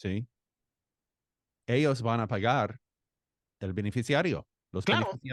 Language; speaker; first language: Spanish; non-native, fluent; English